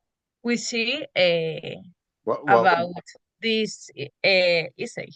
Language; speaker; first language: English; non-native, learner; Spanish